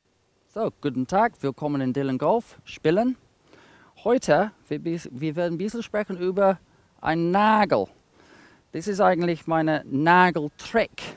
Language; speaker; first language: German; non-native, fluent; English